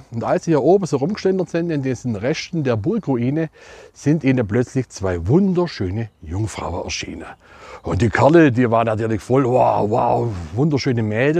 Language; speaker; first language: German; native; German